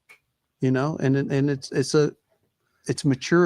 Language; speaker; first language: English; native; English